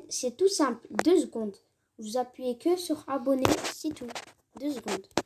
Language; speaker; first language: French; native; French